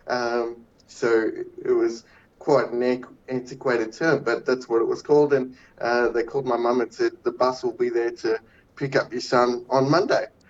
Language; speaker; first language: English; native; English